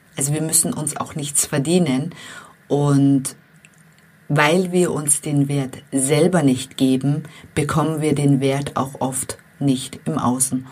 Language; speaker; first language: German; non-native, fluent; Turkish